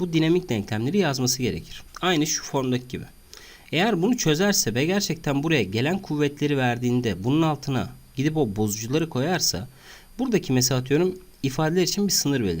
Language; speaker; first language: Turkish; native; Turkish